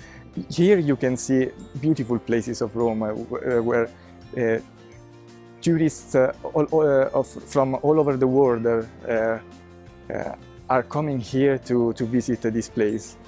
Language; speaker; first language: English; non-native, fluent; Italian